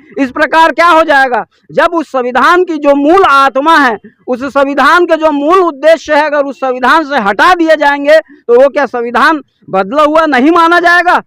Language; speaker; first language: Hindi; native; Hindi